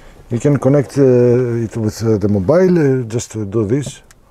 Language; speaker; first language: English; non-native, fluent; Greek